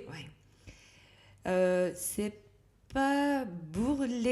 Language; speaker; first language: French; non-native, learner; Korean